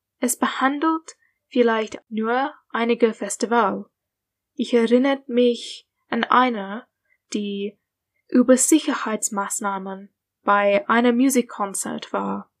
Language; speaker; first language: German; non-native, learner; English